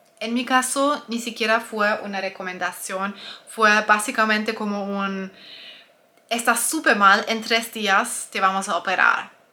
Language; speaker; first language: Spanish; non-native, fluent; German